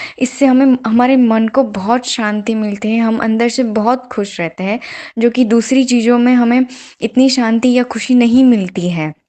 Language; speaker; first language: Hindi; non-native, local second language; Gujarati